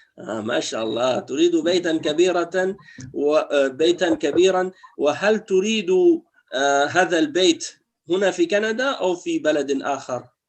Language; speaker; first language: Arabic; non-native, fluent; French